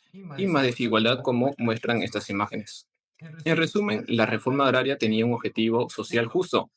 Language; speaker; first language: Spanish; native; Spanish